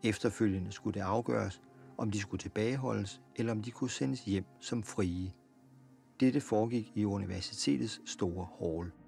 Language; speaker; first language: Danish; native; Danish